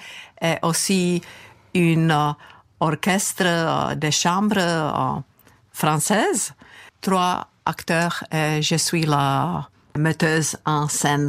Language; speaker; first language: French; non-native, fluent; Czech